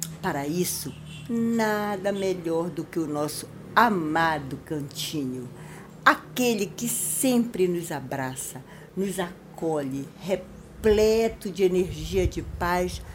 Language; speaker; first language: Portuguese; native; Portuguese